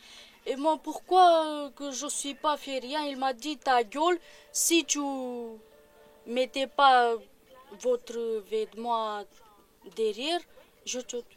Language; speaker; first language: French; non-native, learner; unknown